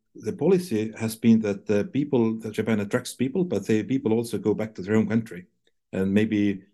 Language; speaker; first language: English; non-native, fluent; Estonian